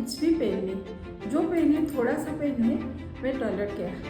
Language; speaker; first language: Hindi; non-native, local second language; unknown